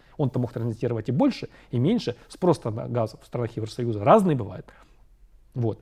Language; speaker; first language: Russian; native; Russian